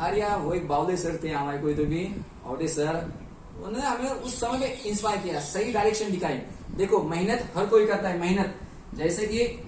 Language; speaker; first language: Hindi; non-native, local second language; Marathi